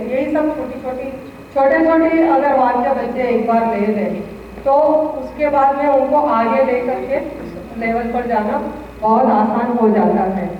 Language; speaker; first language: Hindi; native; Hindi